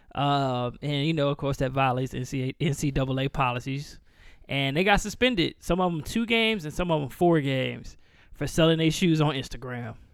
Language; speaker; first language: English; native; English